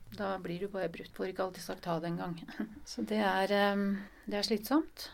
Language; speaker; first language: Norwegian; native; Norwegian